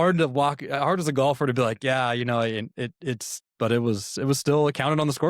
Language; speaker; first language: English; native; English